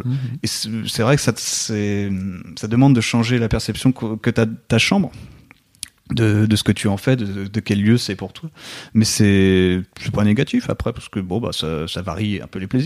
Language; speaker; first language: French; native; French